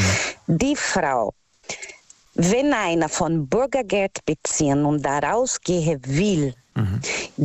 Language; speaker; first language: German; non-native, learner; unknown